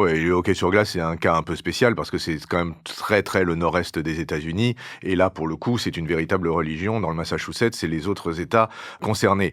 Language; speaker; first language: French; native; French